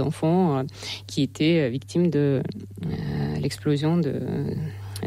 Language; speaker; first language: French; non-native, fluent; Russian